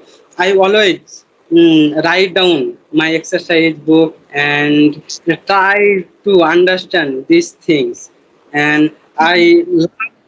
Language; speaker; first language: English; non-native, learner; Bangla